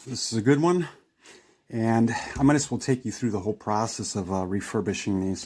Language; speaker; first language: English; native; English